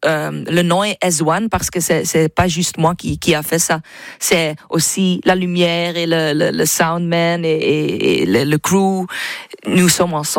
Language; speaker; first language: French; non-native, learner; Dutch